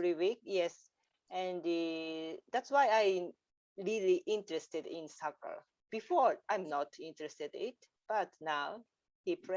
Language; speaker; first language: English; non-native, learner; Japanese